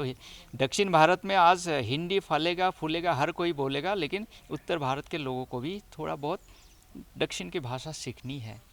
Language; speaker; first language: Hindi; non-native, local second language; Assamese